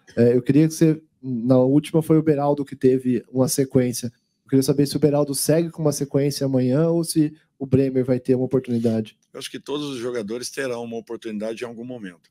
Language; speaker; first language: Portuguese; native; Portuguese